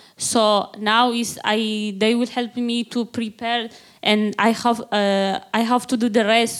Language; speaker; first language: English; non-native, learner; Tigrinya